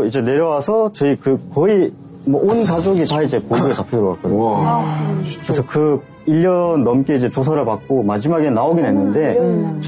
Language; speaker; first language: Korean; native; Korean